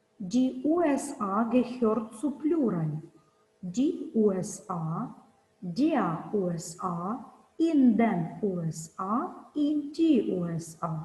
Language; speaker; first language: German; non-native, fluent; Ukrainian